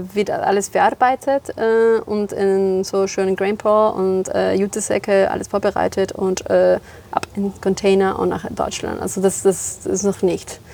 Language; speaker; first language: German; non-native, fluent; Spanish